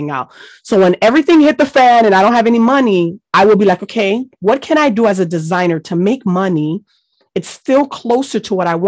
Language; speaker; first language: English; early bilingual, other home language; Haitian Creole